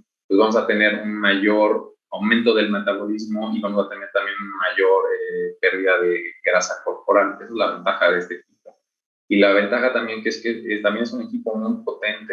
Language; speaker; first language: Spanish; native; Spanish